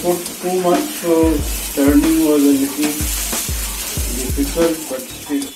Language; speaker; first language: English; non-native, local second language; Hindi